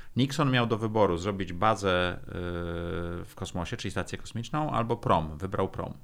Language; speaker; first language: Polish; native; Polish